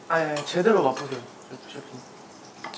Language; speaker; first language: Korean; native; Korean